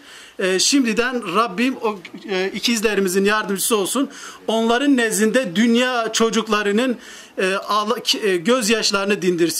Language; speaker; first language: Turkish; native; Turkish